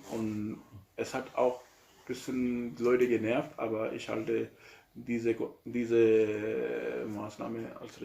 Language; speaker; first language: German; non-native, learner; Urdu